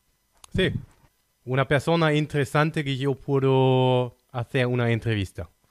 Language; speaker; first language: Spanish; non-native, fluent; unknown